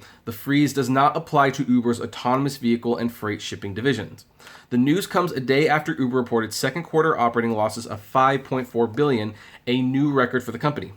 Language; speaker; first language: English; native; English